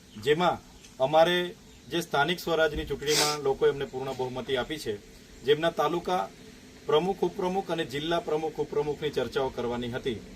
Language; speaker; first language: Gujarati; non-native, local second language; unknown